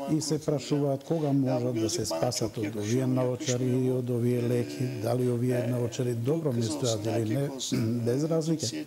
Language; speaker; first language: Macedonian; non-native, local second language; Turkish